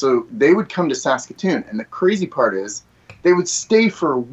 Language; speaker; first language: English; native; English